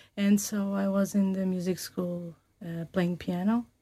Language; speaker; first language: English; non-native, learner; Portuguese